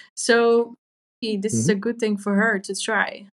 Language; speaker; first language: English; non-native, fluent; Dutch